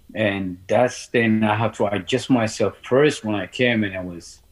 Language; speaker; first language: English; non-native, learner; Amharic